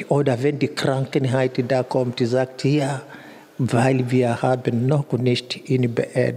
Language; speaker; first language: German; non-native, fluent; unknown